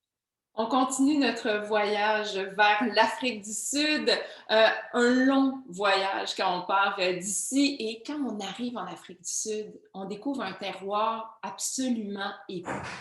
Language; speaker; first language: French; native; French